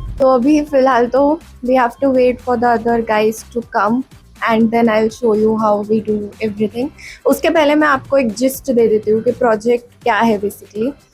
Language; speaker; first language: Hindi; native; Hindi